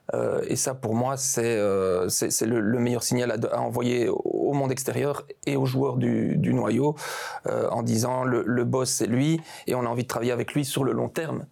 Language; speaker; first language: French; native; French